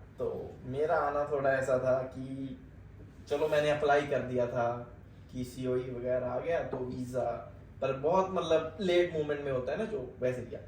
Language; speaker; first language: Hindi; non-native, local second language; Punjabi